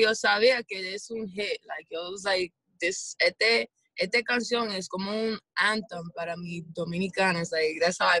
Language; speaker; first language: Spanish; early bilingual, heritage; English